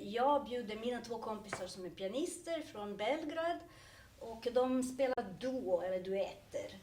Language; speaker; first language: Swedish; non-native, fluent; Serbian